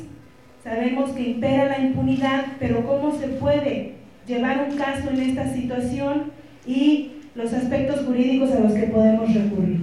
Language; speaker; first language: Spanish; native; Spanish